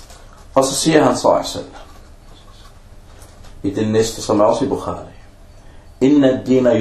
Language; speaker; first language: Danish; non-native, fluent; Arabic